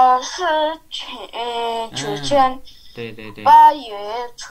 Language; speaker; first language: Chinese; non-native, learner; English